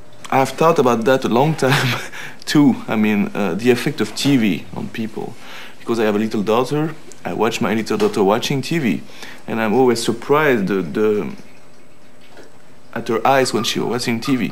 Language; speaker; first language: English; non-native, fluent; French